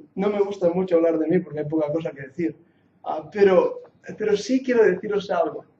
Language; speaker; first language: Spanish; non-native, fluent; English